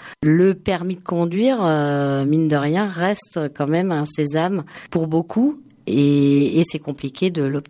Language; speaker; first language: French; native; French